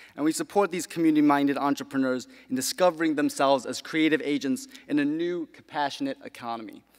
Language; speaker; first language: English; native; English